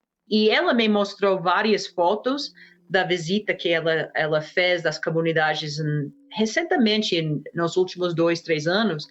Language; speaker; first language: Portuguese; non-native, fluent; English